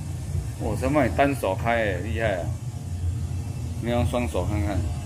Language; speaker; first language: Chinese; native; Chinese